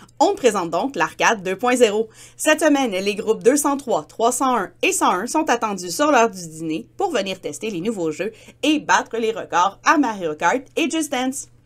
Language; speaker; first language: French; native; French